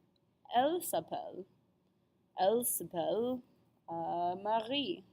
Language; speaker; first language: French; non-native, fluent; English